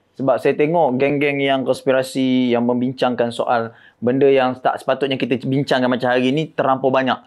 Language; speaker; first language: Malay; native; Malay